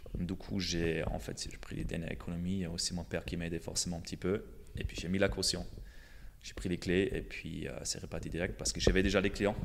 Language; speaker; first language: French; non-native, fluent; German